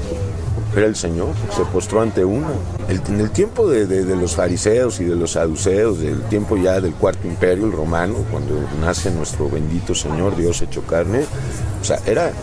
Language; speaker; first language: Spanish; native; Spanish